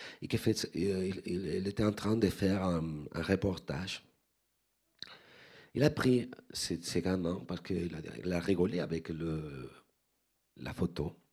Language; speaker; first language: French; non-native, learner; Spanish